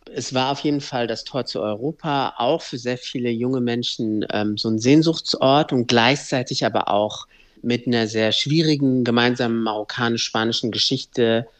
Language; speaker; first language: German; early bilingual, other home language; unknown